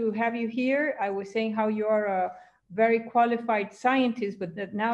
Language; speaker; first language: English; non-native, fluent; Spanish